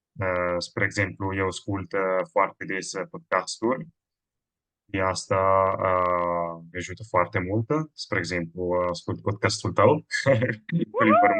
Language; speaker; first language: Romanian; non-native, fluent; Italian